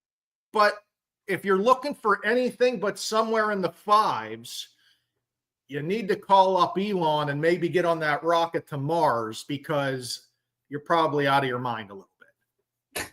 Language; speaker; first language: English; native; English